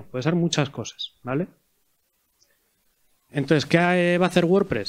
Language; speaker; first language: Spanish; native; Spanish